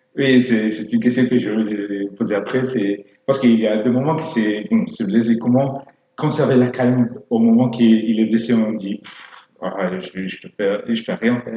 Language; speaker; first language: French; non-native, fluent; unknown